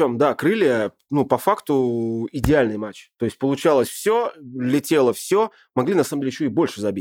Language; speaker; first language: Russian; native; Russian